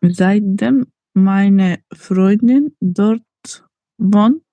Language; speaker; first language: German; non-native, learner; Macedonian